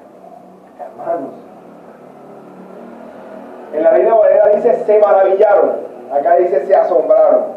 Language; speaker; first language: Spanish; native; Spanish